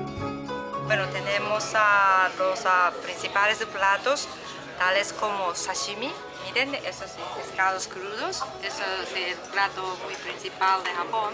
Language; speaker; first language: Spanish; non-native, learner; Japanese